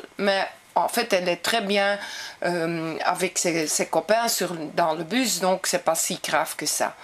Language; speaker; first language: French; non-native, local second language; Dutch